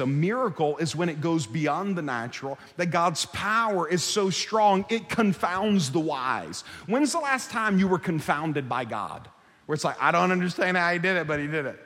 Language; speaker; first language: English; native; English